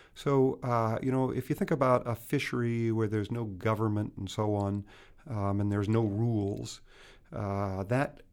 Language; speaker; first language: English; native; English